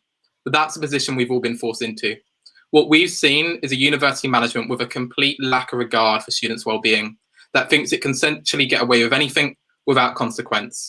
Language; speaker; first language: English; native; English